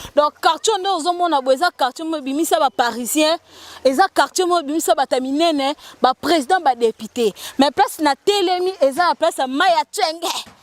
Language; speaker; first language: Lingala; native; Lingala